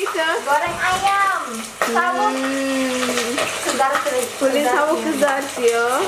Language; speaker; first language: Turkish; non-native, learner; Indonesian